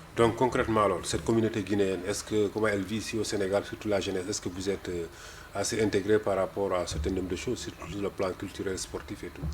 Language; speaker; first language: French; non-native, local second language; Wolof